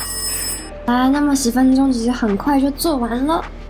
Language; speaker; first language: Chinese; native; Chinese